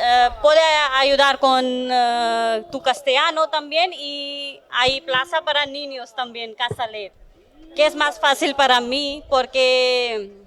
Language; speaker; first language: Spanish; non-native, learner; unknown